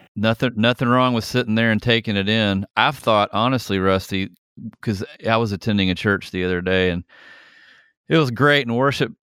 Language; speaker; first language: English; native; English